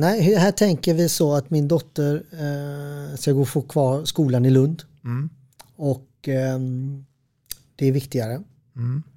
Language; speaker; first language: Swedish; early bilingual, other home language; Serbian